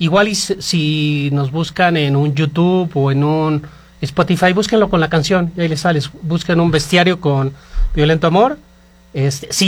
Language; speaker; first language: Spanish; native; Spanish